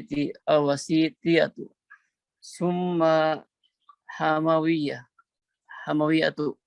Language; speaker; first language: Arabic; non-native, learner; Indonesian